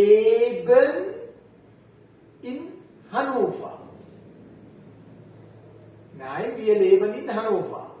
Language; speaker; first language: German; non-native, learner; Sinhala